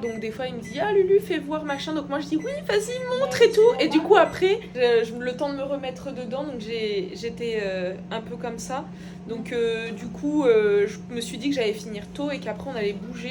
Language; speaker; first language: French; native; French